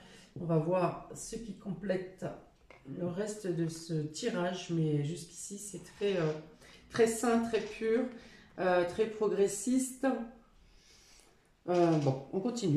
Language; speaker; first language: French; native; French